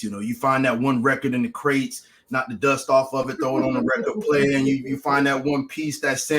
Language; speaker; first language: English; native; English